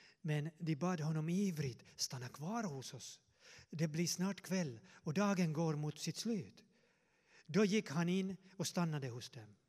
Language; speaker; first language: Swedish; non-native, fluent; Finnish